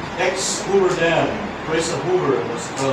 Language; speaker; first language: Spanish; non-native, fluent; English